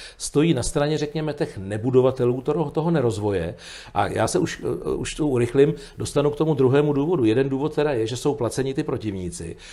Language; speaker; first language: Czech; native; Czech